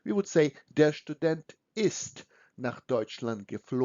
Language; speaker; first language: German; non-native, fluent; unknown